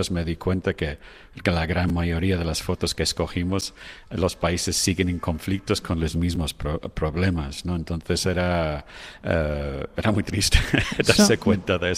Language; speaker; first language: Spanish; non-native, fluent; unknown